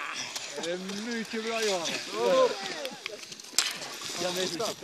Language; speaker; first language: Swedish; non-native, fluent; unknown